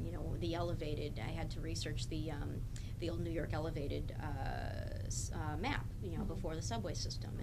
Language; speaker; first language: English; native; English